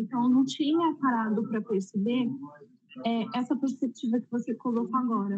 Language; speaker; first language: Portuguese; native; Portuguese